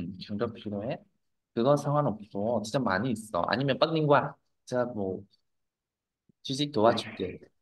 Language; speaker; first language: Korean; non-native, fluent; Vietnamese